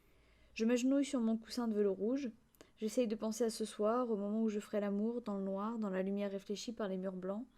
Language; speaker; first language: French; native; French